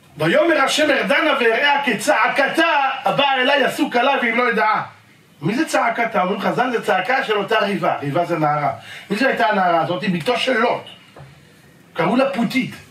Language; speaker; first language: Hebrew; native; Hebrew